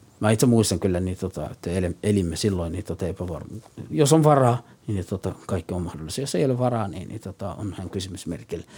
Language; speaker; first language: Finnish; non-native, fluent; Somali